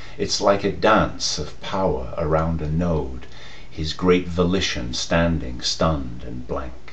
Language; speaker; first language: English; native; English